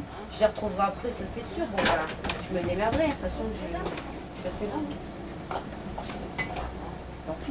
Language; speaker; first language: French; native; French